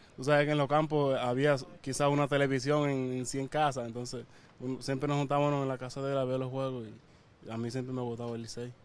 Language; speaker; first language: Spanish; native; Spanish